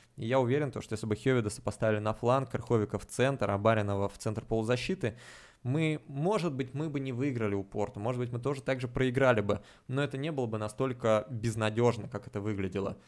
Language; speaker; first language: Russian; native; Russian